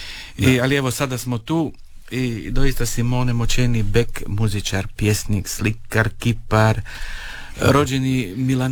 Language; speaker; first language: Serbian; native; Serbian